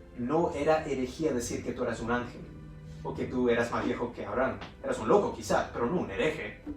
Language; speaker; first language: Spanish; early bilingual, heritage; Spanish